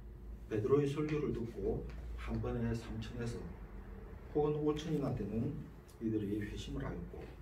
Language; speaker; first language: Korean; native; Korean